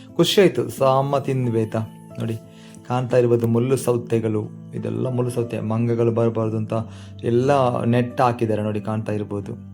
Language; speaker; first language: Kannada; non-native, local second language; Tulu